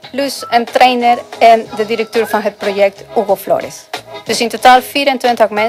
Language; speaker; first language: Dutch; non-native, fluent; Spanish